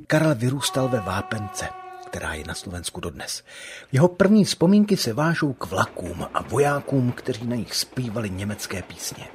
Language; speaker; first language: Czech; native; Czech